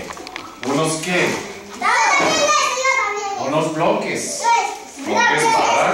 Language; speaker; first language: Spanish; non-native, fluent; English